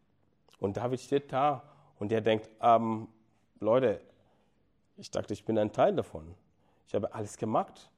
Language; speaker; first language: German; non-native, fluent; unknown